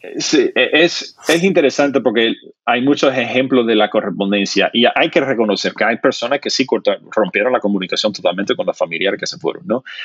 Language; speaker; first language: Spanish; non-native, fluent; English